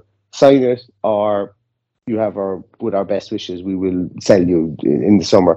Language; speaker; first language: English; native; English